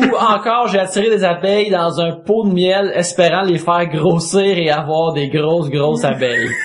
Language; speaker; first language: French; native; French